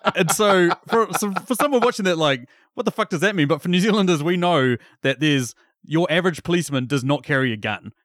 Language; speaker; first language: English; native; English